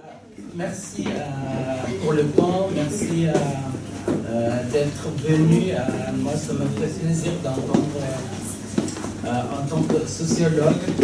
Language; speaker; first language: French; non-native, fluent; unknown